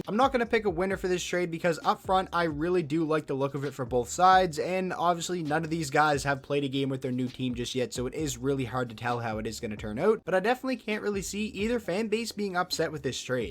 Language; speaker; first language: English; native; English